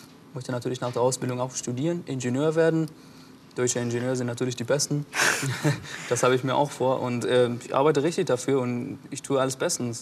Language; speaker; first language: German; non-native, fluent; Persian